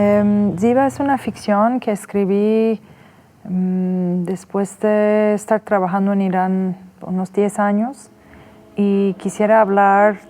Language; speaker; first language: Spanish; non-native, fluent; Persian